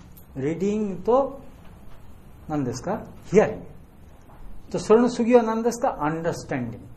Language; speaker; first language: Japanese; non-native, fluent; Bangla